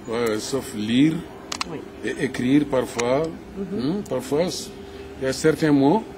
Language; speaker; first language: French; non-native, learner; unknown